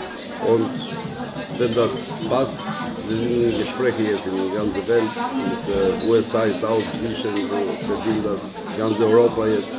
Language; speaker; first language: German; non-native, learner; Albanian